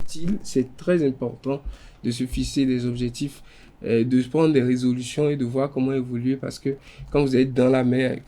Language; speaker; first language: French; non-native, local second language; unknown